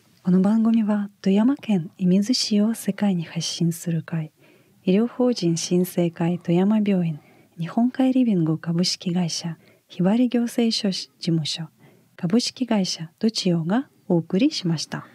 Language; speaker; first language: Japanese; non-native, fluent; Russian